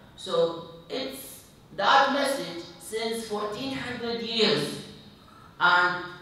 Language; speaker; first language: English; non-native, fluent; Arabic